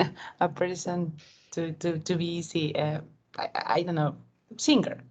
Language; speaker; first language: English; non-native, learner; Spanish